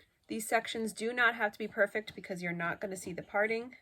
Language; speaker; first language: English; native; English